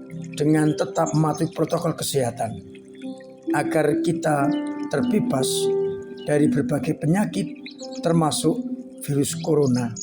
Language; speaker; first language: Indonesian; non-native, local second language; Javanese